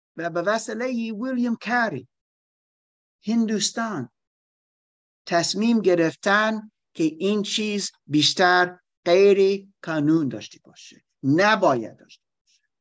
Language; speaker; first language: Persian; non-native, learner; German